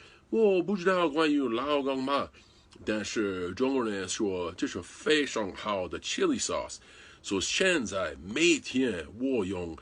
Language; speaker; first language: Chinese; non-native, learner; English